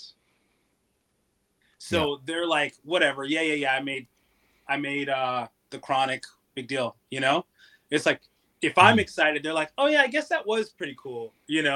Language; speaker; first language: English; native; English